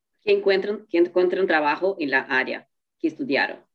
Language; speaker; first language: Spanish; non-native, learner; Portuguese